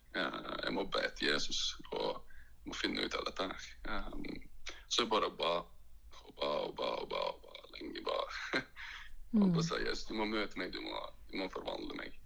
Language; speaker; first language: Norwegian; early bilingual, other home language; Latvian